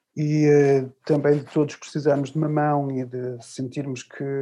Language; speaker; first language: Portuguese; early bilingual, other home language; English